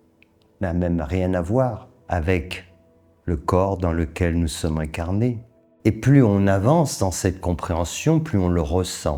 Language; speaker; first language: French; native; French